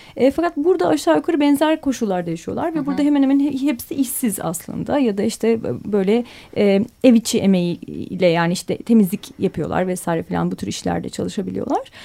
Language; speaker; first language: Turkish; native; Turkish